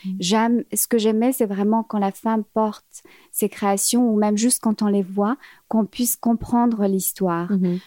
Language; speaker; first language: French; early bilingual, other home language; Arabic